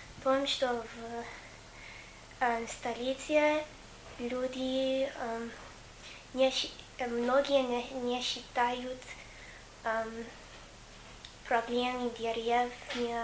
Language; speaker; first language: Russian; non-native, learner; English